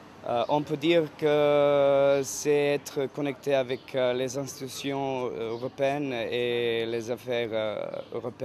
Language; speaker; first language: French; non-native, fluent; Serbian